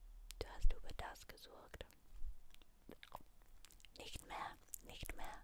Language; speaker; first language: German; non-native, learner; English